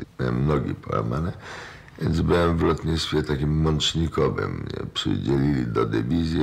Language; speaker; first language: Polish; native; Polish